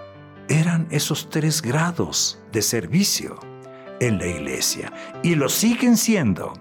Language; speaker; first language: Spanish; native; Spanish